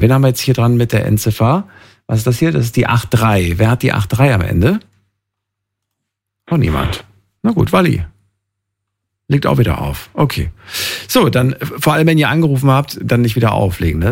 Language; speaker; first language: German; native; German